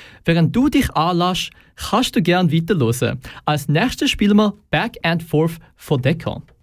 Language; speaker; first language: German; native; German